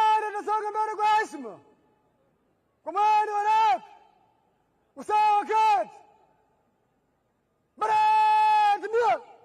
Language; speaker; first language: Swahili; non-native, local second language; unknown